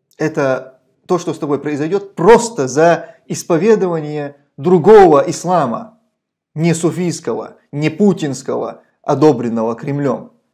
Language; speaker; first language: Russian; non-native, local second language; Chechen